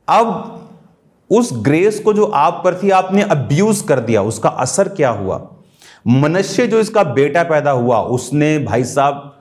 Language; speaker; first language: Hindi; non-native, local second language; Punjabi